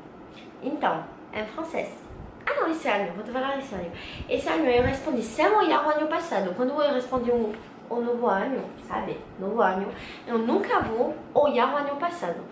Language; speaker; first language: Portuguese; non-native, learner; French